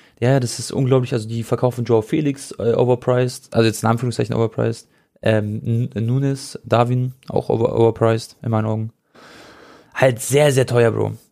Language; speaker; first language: German; early bilingual, other home language; Croatian